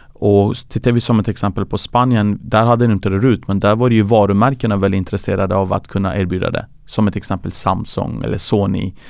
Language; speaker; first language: Swedish; early bilingual, other home language; Persian